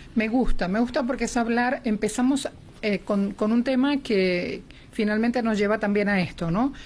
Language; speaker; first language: Spanish; native; Spanish